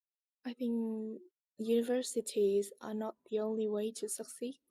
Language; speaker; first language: English; non-native, learner; Vietnamese